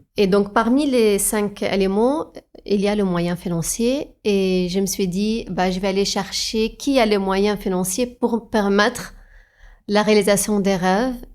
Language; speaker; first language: French; non-native, fluent; Arabic